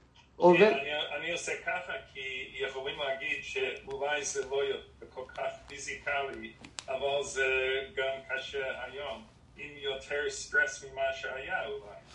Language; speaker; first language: Hebrew; non-native, fluent; English